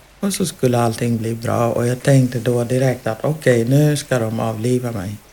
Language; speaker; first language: Swedish; non-native, fluent; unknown